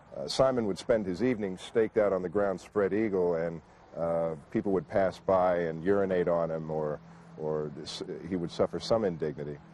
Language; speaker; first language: English; native; English